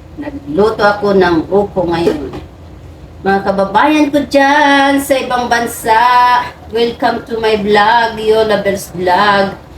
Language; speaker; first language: Filipino; non-native, local second language; Iloko